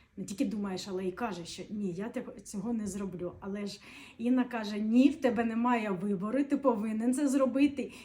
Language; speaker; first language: Ukrainian; non-native, local second language; Russian